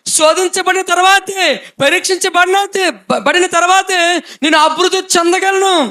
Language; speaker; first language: Telugu; non-native, local second language; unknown